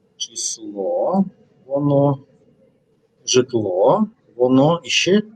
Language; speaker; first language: Ukrainian; non-native, local second language; Russian